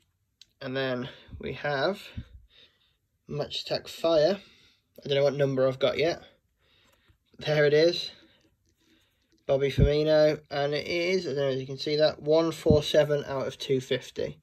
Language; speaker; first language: English; native; English